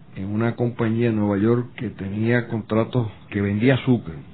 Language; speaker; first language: Spanish; native; Spanish